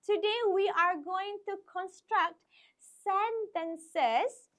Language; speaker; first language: English; non-native, local second language; Malay